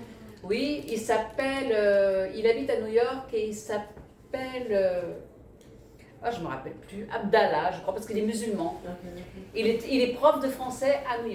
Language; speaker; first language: French; early bilingual, other home language; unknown